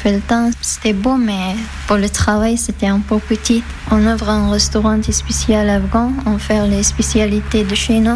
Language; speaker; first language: French; non-native, learner; Persian